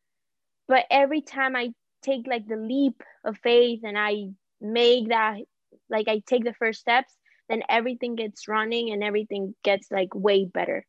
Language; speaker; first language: English; non-native, fluent; Spanish